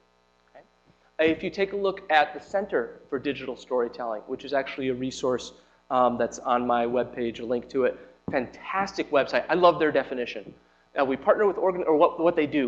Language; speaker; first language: English; native; English